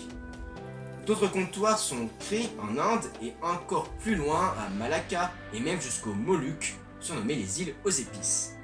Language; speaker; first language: French; native; French